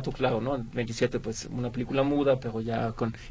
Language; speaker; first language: Spanish; non-native, fluent; German